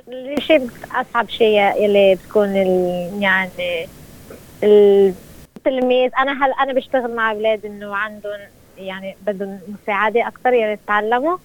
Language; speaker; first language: Arabic; early bilingual, heritage; Arabic